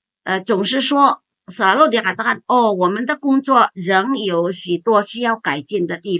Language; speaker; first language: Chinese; non-native, fluent; Indonesian